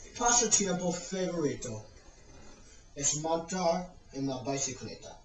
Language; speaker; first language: Spanish; non-native, learner; English